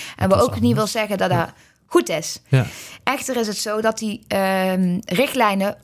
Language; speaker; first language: Dutch; native; Dutch